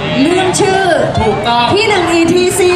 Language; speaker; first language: Thai; native; Thai